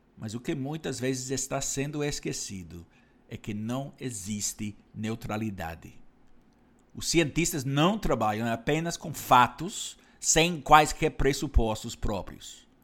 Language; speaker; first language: Portuguese; non-native, fluent; English